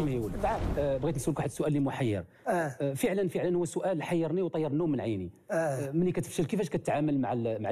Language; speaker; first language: Arabic; native; Arabic